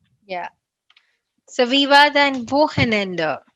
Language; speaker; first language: German; non-native, fluent; Tamil